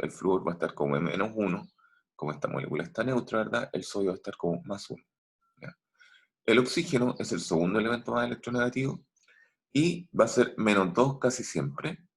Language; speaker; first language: Spanish; native; Spanish